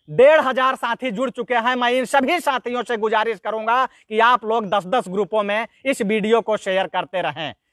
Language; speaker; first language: Hindi; native; Hindi